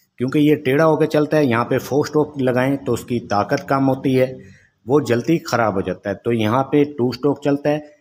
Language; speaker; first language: Urdu; non-native, local second language; Saraiki